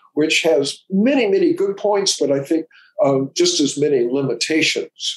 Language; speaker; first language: English; native; English